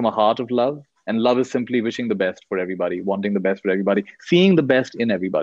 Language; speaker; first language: English; non-native, local second language; Hindi